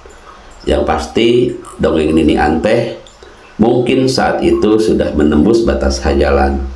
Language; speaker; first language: Indonesian; non-native, local second language; Sundanese